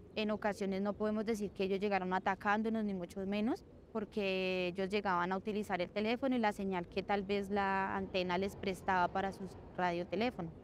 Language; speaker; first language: Spanish; native; Spanish